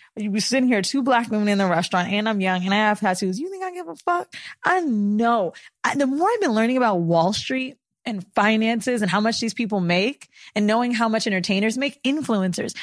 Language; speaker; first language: English; native; English